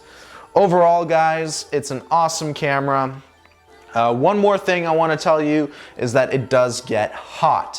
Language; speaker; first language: English; native; English